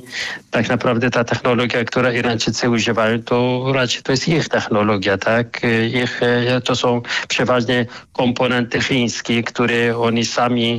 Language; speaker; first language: Polish; non-native, fluent; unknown